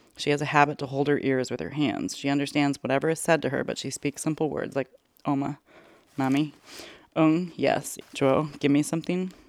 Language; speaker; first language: English; early bilingual, other home language; Korean